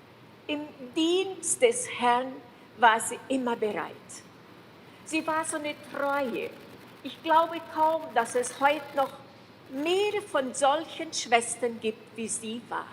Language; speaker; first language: German; early bilingual, heritage; German